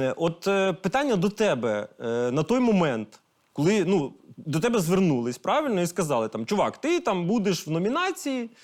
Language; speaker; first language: Ukrainian; non-native, local second language; Russian